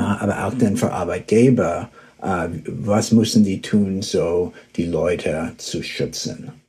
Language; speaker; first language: German; early bilingual, heritage; German